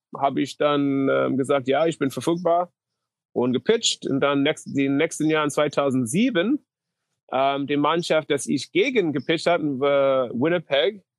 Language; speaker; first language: German; non-native, fluent; English